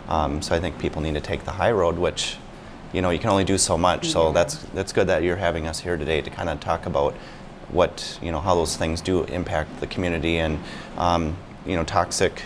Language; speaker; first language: English; native; English